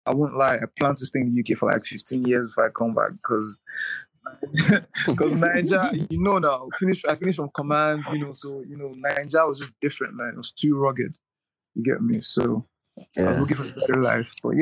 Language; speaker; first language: English; non-native, local second language; Igbo